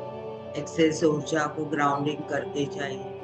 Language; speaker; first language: Hindi; native; Hindi